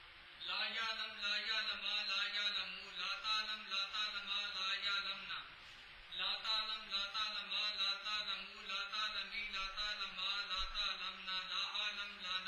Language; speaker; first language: Arabic; non-native, learner; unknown